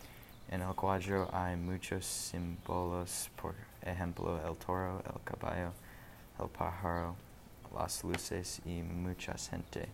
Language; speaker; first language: Spanish; non-native, learner; English